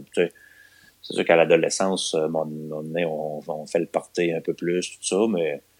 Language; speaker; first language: French; native; French